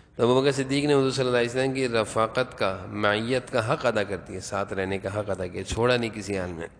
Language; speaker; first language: Urdu; native; Urdu